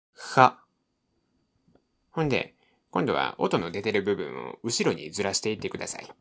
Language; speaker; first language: Japanese; native; Japanese